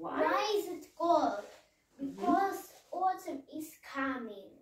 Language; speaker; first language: English; non-native, learner; Russian